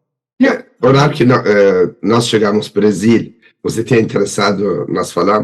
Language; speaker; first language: Portuguese; non-native, learner; Persian